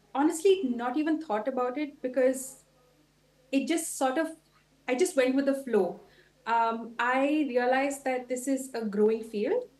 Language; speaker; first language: English; non-native, local second language; Tulu